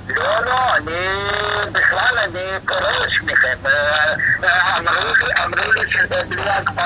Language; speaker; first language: Hebrew; non-native, learner; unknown